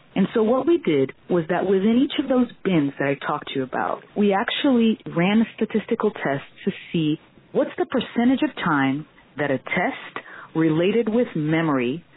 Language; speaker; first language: English; non-native, fluent; Portuguese